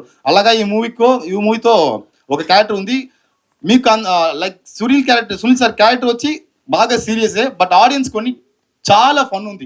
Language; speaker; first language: Telugu; non-native, fluent; Tamil